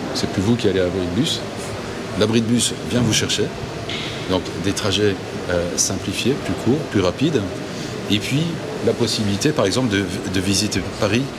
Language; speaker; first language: French; native; French